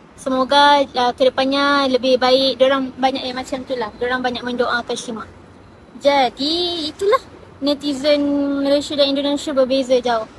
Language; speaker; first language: Malay; native; Malay